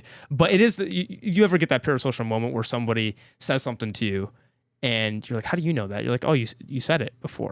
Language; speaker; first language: English; native; English